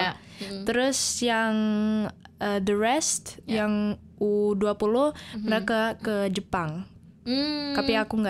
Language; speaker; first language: Indonesian; early bilingual, heritage; Indonesian